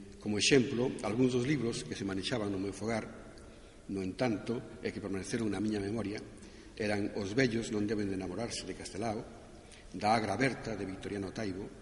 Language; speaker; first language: Galician; non-native, local second language; Spanish